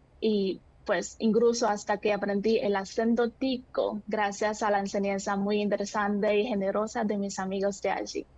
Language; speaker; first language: Spanish; non-native, fluent; Chinese